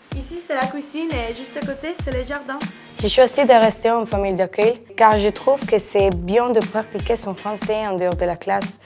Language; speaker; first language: French; non-native, fluent; Spanish